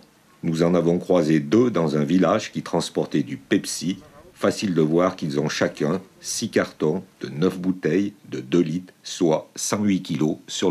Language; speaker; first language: French; native; French